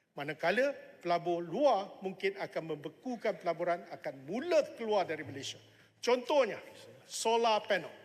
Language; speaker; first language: Malay; non-native, local second language; Chinese